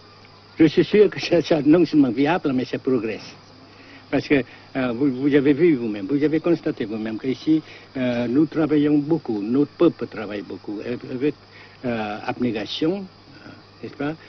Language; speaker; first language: French; non-native, local second language; Vietnamese